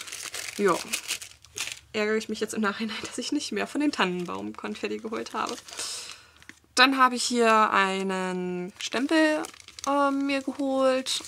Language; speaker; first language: German; native; German